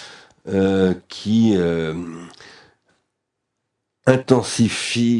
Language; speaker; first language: French; native; French